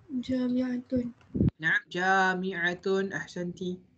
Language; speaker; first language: Arabic; non-native, fluent; Malay